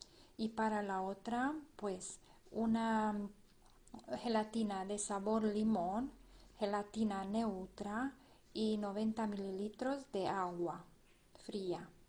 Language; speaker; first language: Spanish; non-native, fluent; Romanian